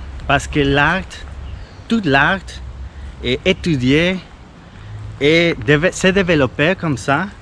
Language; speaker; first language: French; non-native, fluent; Spanish